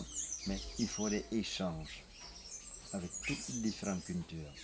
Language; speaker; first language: French; non-native, fluent; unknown